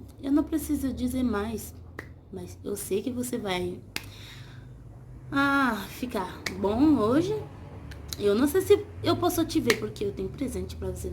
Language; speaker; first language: Portuguese; non-native, learner; Haitian Creole